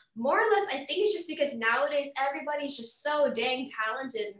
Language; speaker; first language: English; native; English